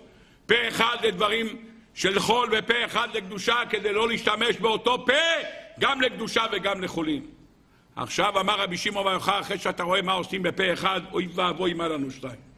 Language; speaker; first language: Hebrew; native; Hebrew